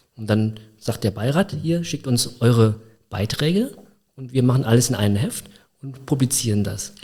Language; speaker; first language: German; early bilingual, other home language; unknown